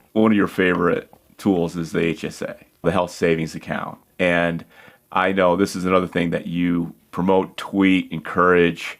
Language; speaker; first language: English; native; English